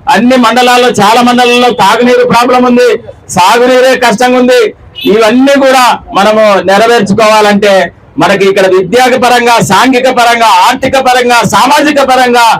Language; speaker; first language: Telugu; native; Telugu